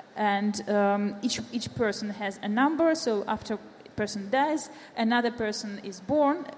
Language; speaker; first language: English; non-native, fluent; Russian